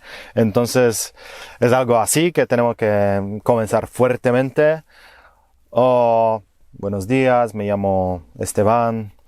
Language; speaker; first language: Spanish; non-native, fluent; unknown